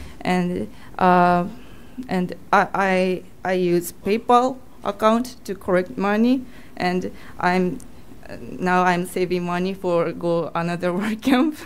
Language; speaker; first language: English; non-native, learner; Japanese